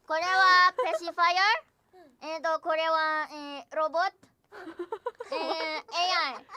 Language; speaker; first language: Japanese; non-native, learner; Indonesian